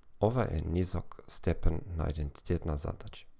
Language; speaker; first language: Macedonian; non-native, learner; German